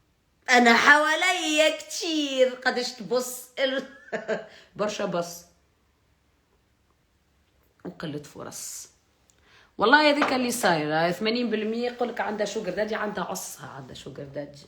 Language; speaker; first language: Arabic; native; Arabic